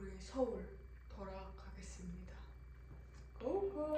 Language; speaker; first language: Korean; non-native, fluent; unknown